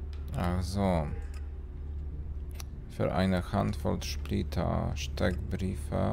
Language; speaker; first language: German; non-native, learner; Polish